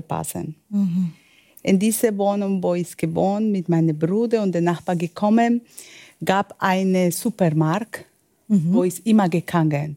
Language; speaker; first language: German; non-native, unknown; Spanish